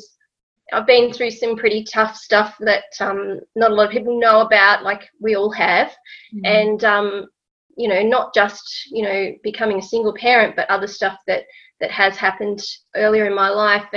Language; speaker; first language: English; native; English